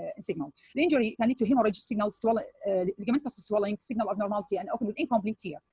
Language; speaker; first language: English; non-native, fluent; Arabic